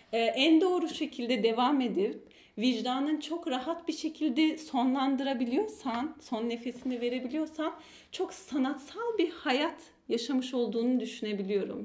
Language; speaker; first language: Turkish; early bilingual, heritage; Turkish